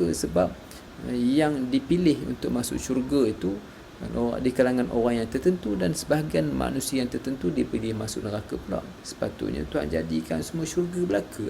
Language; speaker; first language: Malay; native; Malay